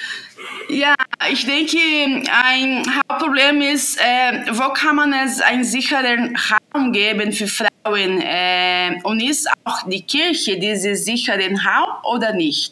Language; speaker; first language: German; non-native, fluent; Portuguese